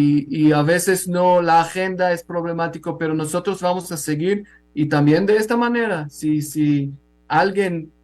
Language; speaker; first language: Spanish; non-native, fluent; Hebrew